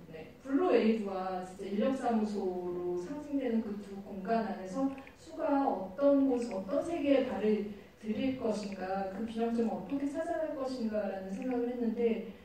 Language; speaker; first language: Korean; native; Korean